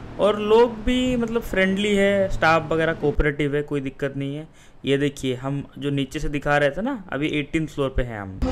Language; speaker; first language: Hindi; non-native, local second language; Odia